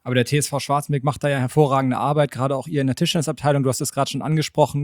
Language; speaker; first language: German; native; German